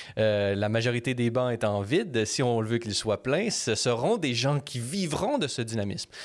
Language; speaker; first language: French; native; French